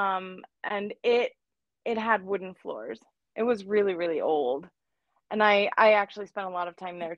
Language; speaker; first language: English; native; English